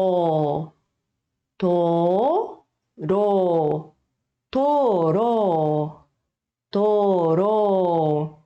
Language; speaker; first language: Korean; early bilingual, heritage; Korean